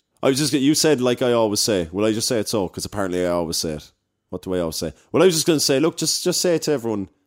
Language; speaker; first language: English; native; English